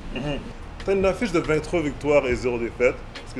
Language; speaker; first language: French; native; French